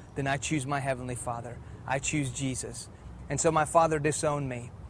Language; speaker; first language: English; early bilingual, other home language; Persian